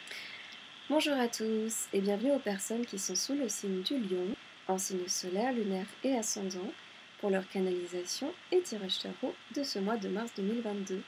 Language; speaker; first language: French; native; French